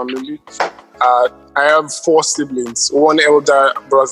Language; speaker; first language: English; non-native, local second language; Yoruba